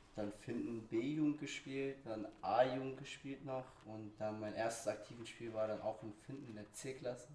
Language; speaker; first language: German; early bilingual, other home language; Portuguese